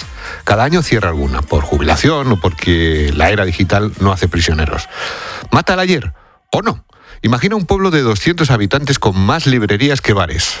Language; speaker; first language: Spanish; native; Spanish